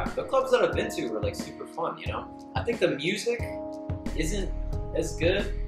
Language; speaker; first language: English; native; English